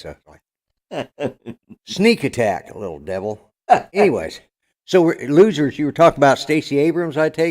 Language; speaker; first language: English; native; English